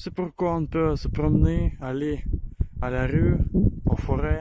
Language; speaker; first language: French; non-native, learner; Ukrainian